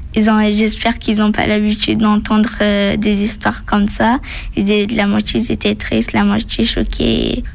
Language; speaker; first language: French; early bilingual, other home language; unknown